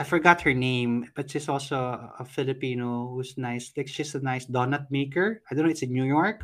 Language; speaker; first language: English; non-native, local second language; Filipino